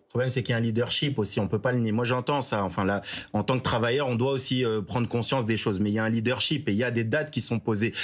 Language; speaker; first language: French; native; French